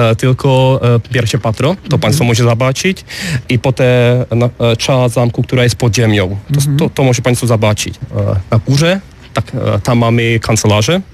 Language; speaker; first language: Polish; non-native, learner; Czech